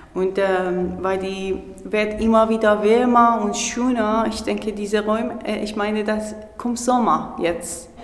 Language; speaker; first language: German; non-native, learner; Persian